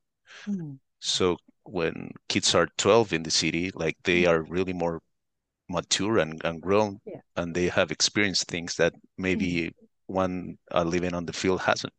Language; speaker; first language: English; non-native, fluent; Spanish